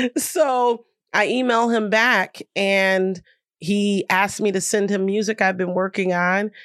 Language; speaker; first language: English; native; English